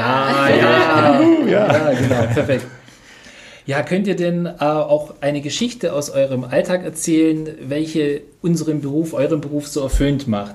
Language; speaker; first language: German; native; German